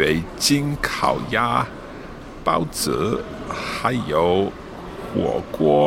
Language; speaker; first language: Chinese; non-native, learner; English